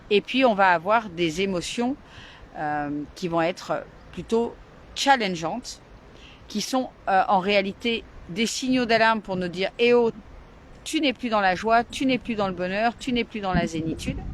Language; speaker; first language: French; native; French